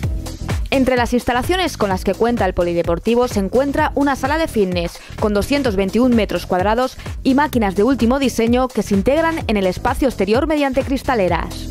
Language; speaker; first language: Spanish; native; Spanish